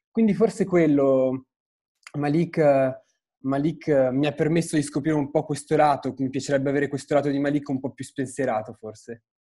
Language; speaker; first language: Italian; early bilingual, other home language; Arabic